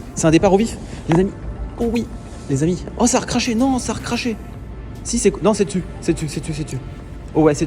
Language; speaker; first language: French; native; French